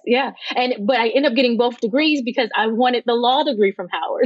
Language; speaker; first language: English; native; English